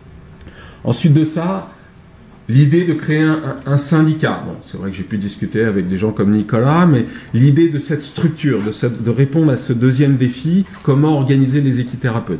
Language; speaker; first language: French; native; French